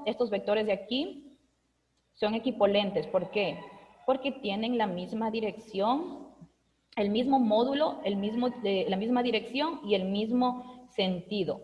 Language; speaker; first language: Spanish; native; Spanish